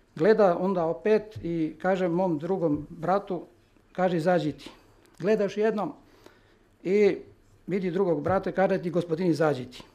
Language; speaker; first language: Serbian; non-native, local second language; Albanian